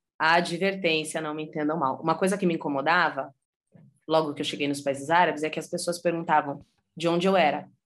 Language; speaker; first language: Portuguese; early bilingual, heritage; Portuguese